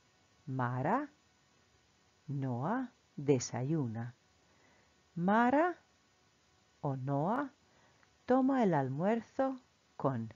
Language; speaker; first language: Spanish; non-native, fluent; Croatian